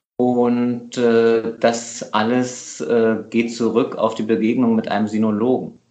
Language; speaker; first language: German; native; German